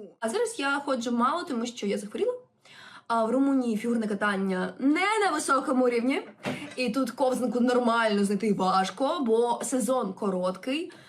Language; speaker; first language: Ukrainian; non-native, local second language; Russian